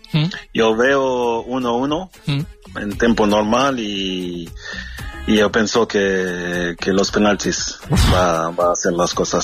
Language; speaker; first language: Spanish; non-native, fluent; French